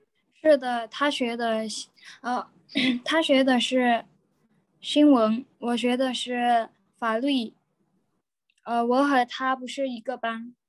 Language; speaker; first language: Chinese; non-native, learner; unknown